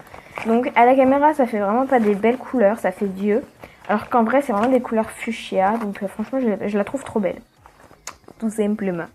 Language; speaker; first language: French; native; French